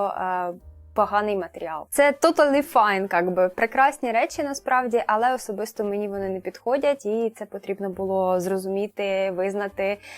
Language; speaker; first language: Ukrainian; non-native, local second language; Russian